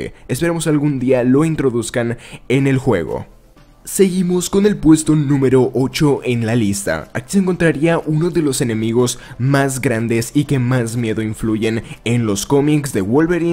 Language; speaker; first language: Spanish; native; Spanish